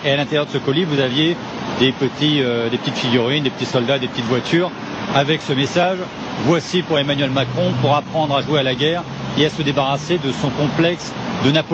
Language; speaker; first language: French; native; French